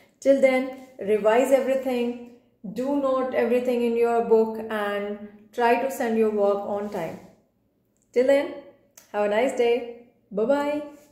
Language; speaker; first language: English; non-native, local second language; Punjabi